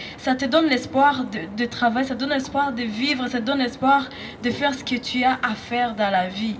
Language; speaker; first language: French; non-native, local second language; Rundi